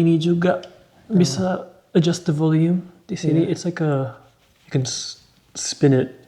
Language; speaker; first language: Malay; early bilingual, heritage; Indonesian